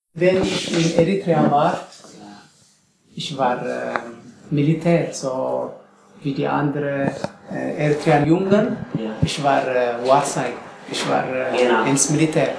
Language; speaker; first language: German; non-native, learner; Tigrinya